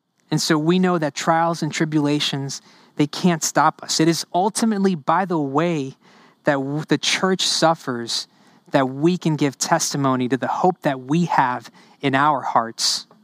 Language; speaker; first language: English; early bilingual, other home language; Spanish